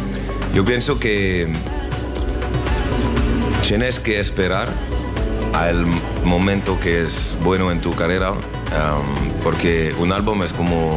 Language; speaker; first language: Spanish; non-native, learner; French